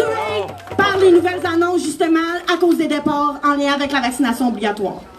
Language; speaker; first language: French; native; French